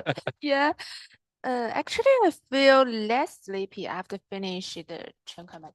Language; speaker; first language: English; non-native, learner; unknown